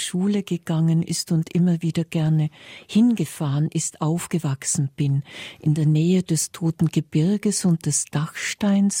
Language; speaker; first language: German; native; German